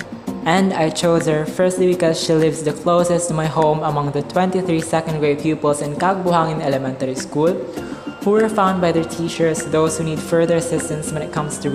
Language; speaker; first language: English; non-native, local second language; Cebuano